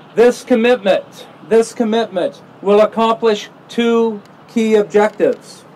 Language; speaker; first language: English; native; English